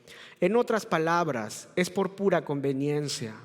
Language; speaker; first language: Spanish; native; Spanish